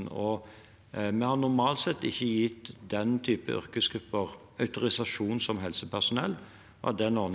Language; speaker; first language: Norwegian; native; Norwegian